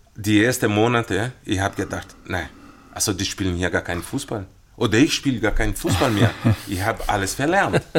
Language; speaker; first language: German; non-native, fluent; Portuguese